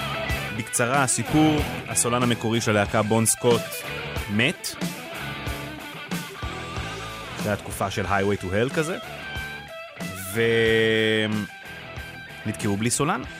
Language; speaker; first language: Hebrew; native; Hebrew